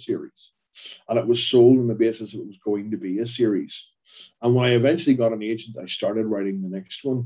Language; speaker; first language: English; native; English